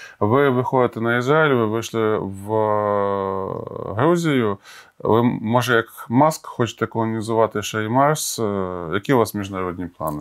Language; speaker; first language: Ukrainian; native; Ukrainian